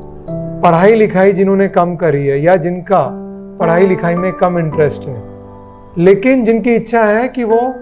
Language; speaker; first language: Hindi; native; Hindi